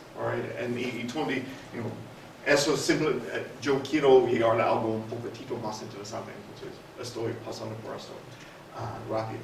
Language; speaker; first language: Spanish; non-native, fluent; English